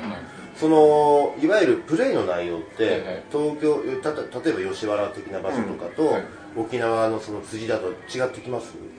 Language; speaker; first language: Japanese; native; Japanese